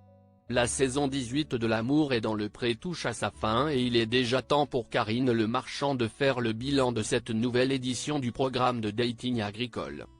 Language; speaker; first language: French; native; French